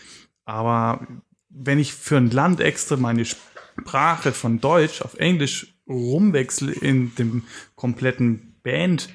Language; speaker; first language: German; native; German